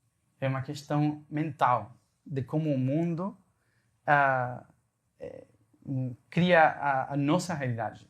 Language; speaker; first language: Portuguese; non-native, fluent; Spanish